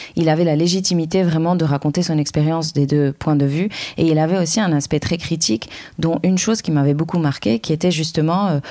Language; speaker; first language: French; non-native, local second language; Arabic